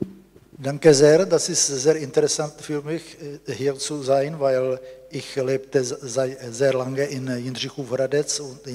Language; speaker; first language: German; non-native, fluent; Czech